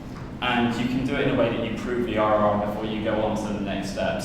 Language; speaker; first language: English; native; English